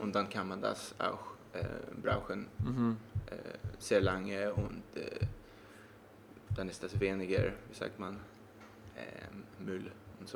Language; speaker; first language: German; non-native, learner; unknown